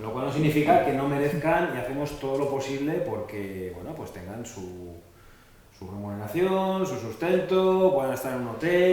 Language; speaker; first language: Spanish; native; Spanish